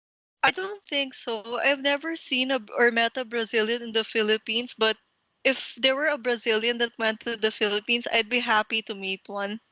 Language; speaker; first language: English; non-native, local second language; Filipino